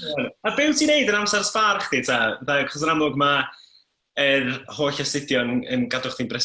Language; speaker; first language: Welsh; native; Welsh